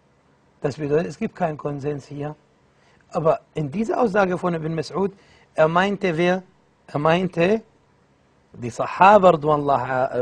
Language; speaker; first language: German; non-native, fluent; Arabic